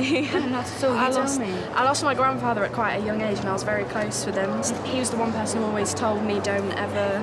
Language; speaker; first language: English; native; English